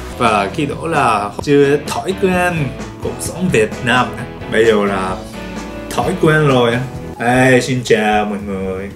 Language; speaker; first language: Vietnamese; non-native, learner; Japanese